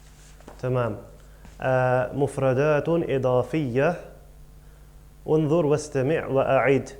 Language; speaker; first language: Arabic; non-native, fluent; English